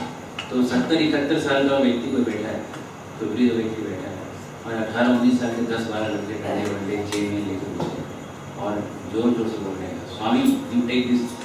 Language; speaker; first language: Hindi; native; Hindi